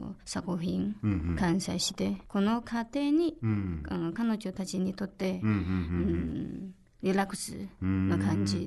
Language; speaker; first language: Japanese; non-native, learner; Chinese